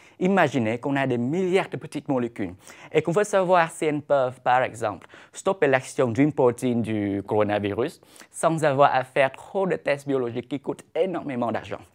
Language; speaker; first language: French; non-native, fluent; Vietnamese